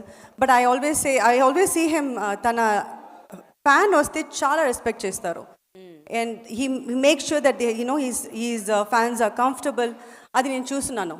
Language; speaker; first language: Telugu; non-native, learner; Tamil